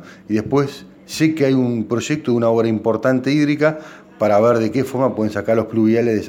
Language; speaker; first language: Spanish; native; Spanish